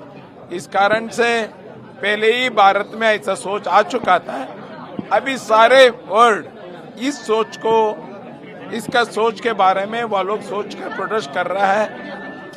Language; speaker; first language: Hindi; non-native, local second language; Kannada